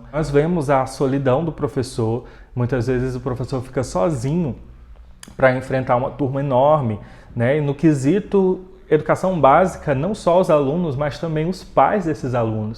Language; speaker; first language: Portuguese; native; Portuguese